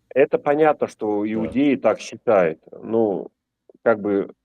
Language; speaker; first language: Russian; native; Russian